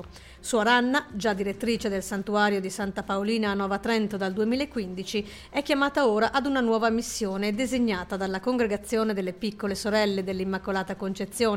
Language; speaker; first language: Italian; native; Italian